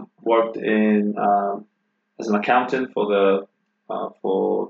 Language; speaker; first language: English; non-native, fluent; Polish